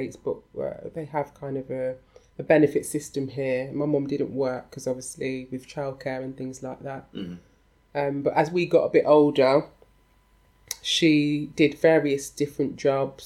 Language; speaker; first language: English; native; English